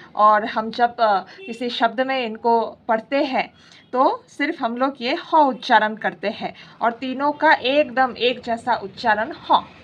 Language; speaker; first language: Hindi; non-native, local second language; Assamese